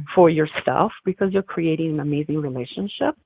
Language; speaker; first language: English; non-native, fluent; Italian